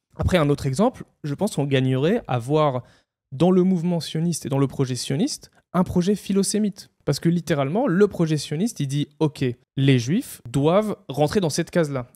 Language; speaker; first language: French; non-native, fluent; Hebrew